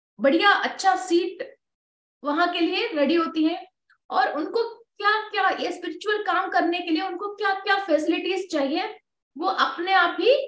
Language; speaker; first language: Hindi; non-native, local second language; Telugu